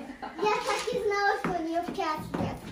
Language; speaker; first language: Russian; early bilingual, heritage; Russian